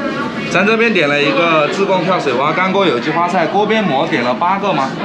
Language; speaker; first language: Chinese; native; Chinese